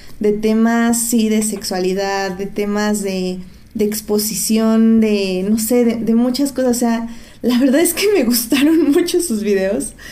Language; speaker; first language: Spanish; native; Spanish